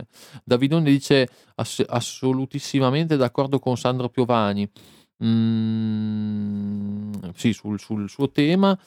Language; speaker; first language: Italian; native; Italian